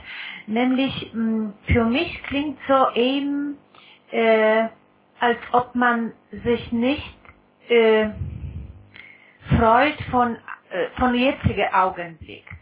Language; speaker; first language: German; non-native, fluent; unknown